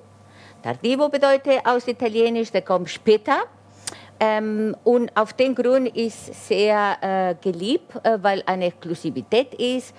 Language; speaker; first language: German; non-native, fluent; Italian